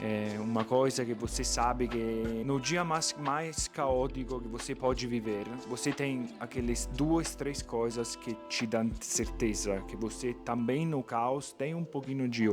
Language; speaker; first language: Portuguese; non-native, fluent; Italian